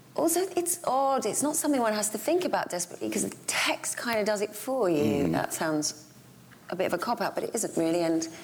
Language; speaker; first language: English; native; English